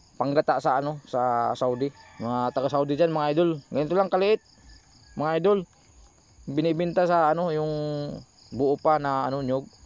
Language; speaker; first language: Filipino; non-native, local second language; Bikol